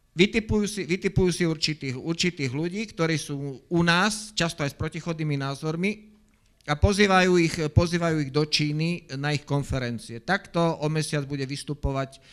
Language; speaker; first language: Slovak; native; Slovak